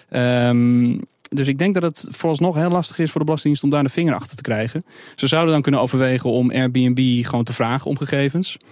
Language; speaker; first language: Dutch; native; Dutch